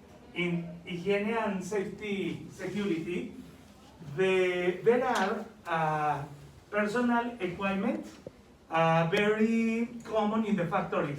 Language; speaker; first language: English; non-native, learner; Spanish